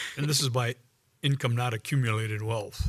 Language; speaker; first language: English; native; English